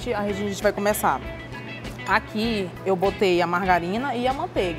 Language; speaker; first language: Portuguese; native; Portuguese